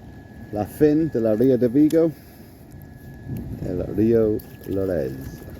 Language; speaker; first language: Spanish; non-native, learner; English